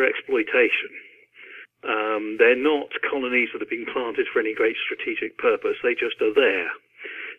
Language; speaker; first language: English; native; English